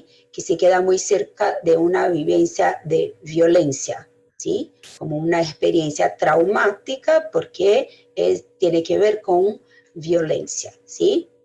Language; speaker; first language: Spanish; non-native, fluent; Portuguese